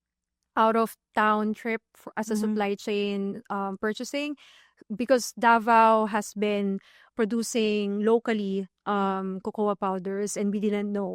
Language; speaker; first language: English; non-native, local second language; Filipino